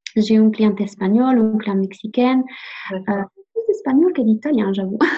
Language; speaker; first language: French; non-native, fluent; Italian